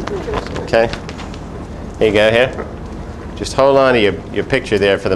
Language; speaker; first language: English; native; English